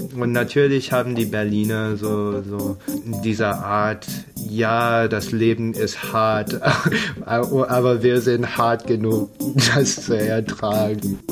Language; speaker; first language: German; non-native, fluent; English